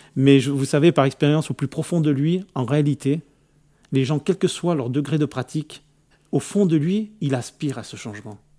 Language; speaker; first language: French; early bilingual, other home language; Arabic